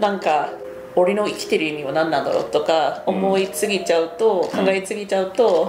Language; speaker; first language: Japanese; non-native, fluent; English